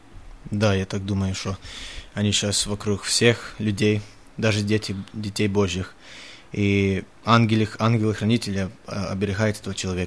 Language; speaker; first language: Russian; early bilingual, heritage; Russian